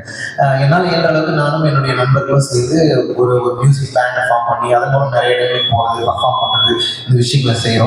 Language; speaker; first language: Tamil; native; Tamil